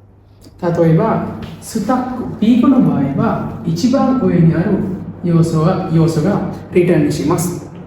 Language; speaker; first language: Japanese; non-native, learner; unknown